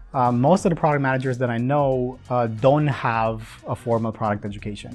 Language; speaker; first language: English; non-native, fluent; Romanian